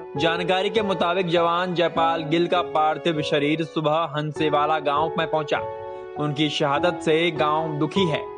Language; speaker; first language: Hindi; native; Hindi